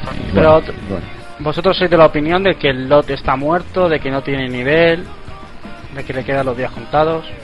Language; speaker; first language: Spanish; native; Spanish